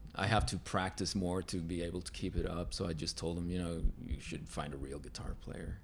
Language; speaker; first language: English; non-native, fluent; Spanish